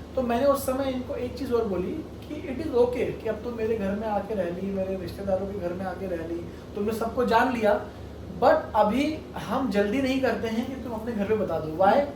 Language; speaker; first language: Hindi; non-native, local second language; Marathi